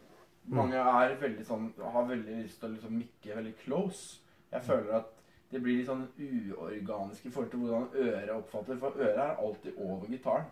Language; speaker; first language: Norwegian; native; Norwegian